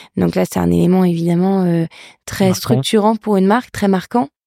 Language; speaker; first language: French; native; French